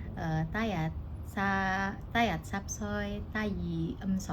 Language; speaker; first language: Cantonese; non-native, learner; Indonesian